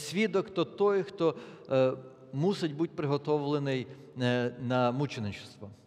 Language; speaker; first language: Polish; non-native, learner; Ukrainian